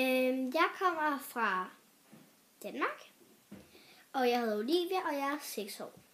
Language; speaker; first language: Danish; early bilingual, other home language; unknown